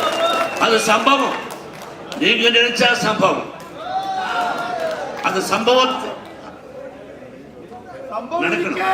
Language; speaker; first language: Tamil; non-native, learner; Telugu